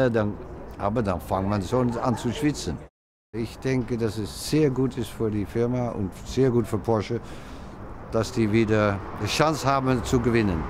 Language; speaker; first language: German; non-native, fluent; Dutch